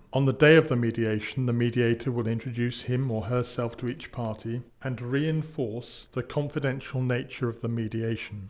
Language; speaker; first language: English; native; English